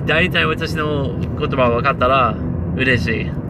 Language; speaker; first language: Japanese; non-native, learner; English